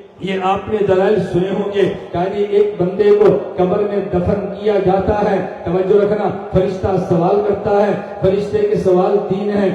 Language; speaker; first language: Urdu; non-native, local second language; Punjabi